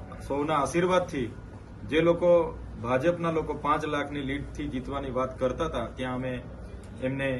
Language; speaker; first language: Gujarati; non-native, local second language; Vasavi